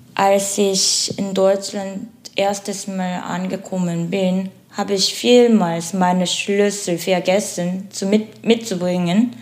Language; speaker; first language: German; non-native, fluent; Korean